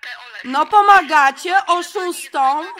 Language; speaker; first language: Polish; native; Polish